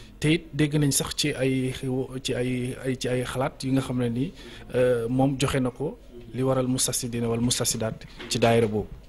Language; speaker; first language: Wolof; native; Wolof